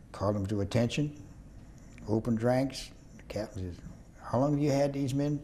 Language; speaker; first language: English; native; English